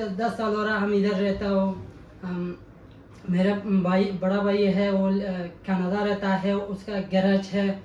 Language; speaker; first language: Hindi; non-native, learner; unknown